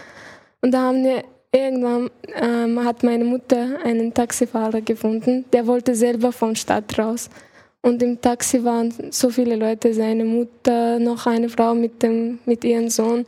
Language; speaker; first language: German; early bilingual, other home language; Chechen